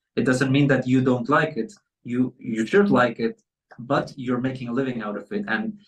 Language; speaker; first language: English; non-native, fluent; Spanish